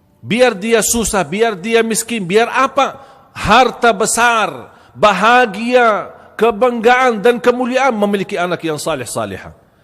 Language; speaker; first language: Malay; non-native, fluent; Arabic